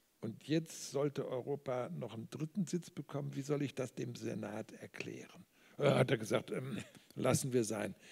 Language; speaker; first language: German; native; German